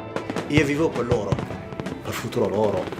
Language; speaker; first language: Italian; non-native, learner; Tigrinya